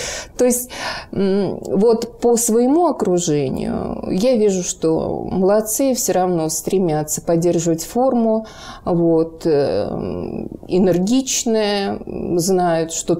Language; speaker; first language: Russian; native; Russian